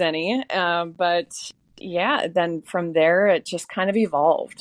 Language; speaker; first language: English; native; English